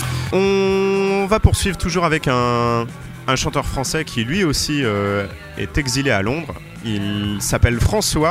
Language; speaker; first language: French; native; French